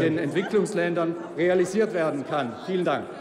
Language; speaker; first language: German; native; German